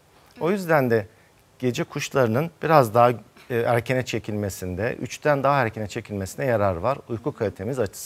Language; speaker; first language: Turkish; native; Turkish